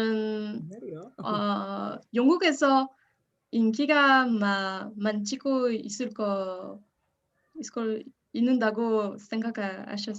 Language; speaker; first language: Korean; non-native, learner; French